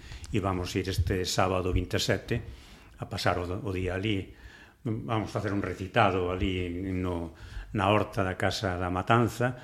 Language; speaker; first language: Galician; native; Galician